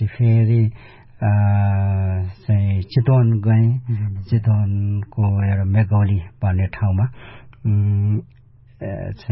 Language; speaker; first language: Nepali; native; Nepali